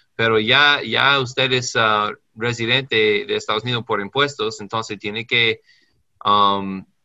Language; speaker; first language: Spanish; non-native, learner; English